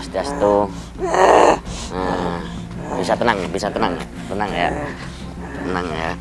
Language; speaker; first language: Indonesian; native; Indonesian